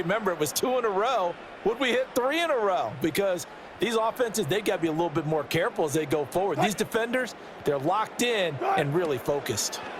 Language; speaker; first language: English; native; English